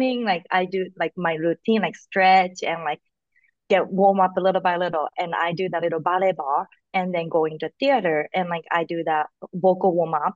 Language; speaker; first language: English; non-native, learner; Japanese